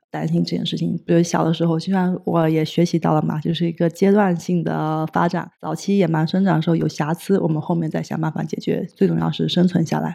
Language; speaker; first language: Chinese; native; Chinese